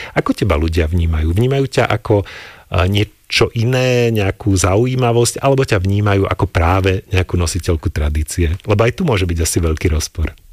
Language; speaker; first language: Slovak; native; Slovak